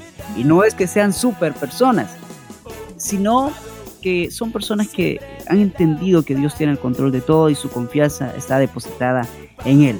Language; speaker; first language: Spanish; native; Spanish